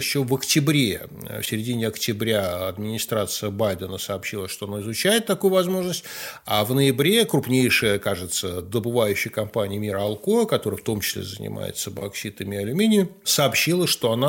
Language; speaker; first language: Russian; native; Russian